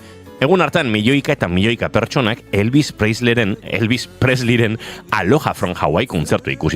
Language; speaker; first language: Basque; native; Basque